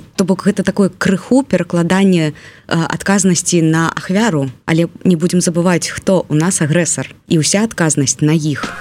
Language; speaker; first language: Belarusian; native; Belarusian